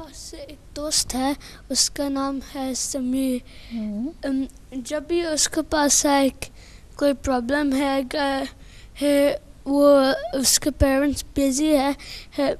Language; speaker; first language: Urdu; early bilingual, heritage; Urdu